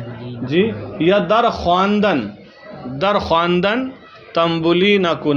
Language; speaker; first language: Persian; non-native, fluent; Urdu